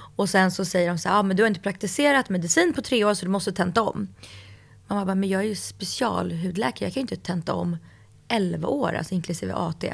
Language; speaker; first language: Swedish; early bilingual, other home language; Russian